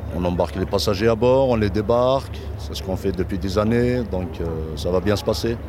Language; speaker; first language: French; non-native, fluent; German